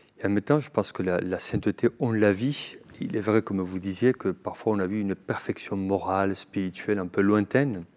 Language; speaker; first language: French; non-native, fluent; Spanish